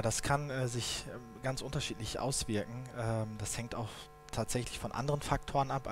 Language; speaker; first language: German; early bilingual, other home language; Kurdish